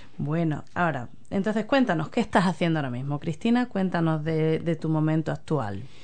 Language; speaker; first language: Spanish; native; Spanish